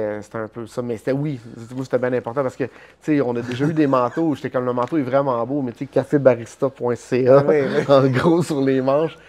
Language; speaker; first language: French; native; French